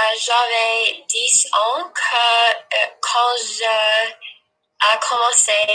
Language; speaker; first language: French; non-native, learner; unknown